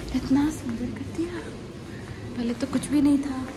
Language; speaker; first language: Hindi; non-native, local second language; Bangla